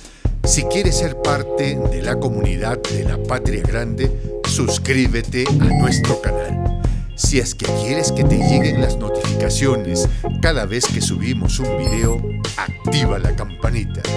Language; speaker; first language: Spanish; native; Spanish